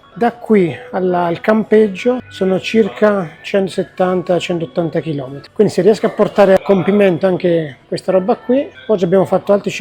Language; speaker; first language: Italian; native; Italian